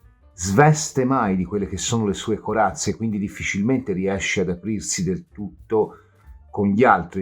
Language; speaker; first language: Italian; native; Italian